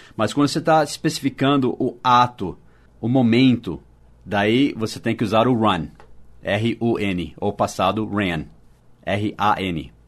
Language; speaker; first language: Portuguese; non-native, fluent; English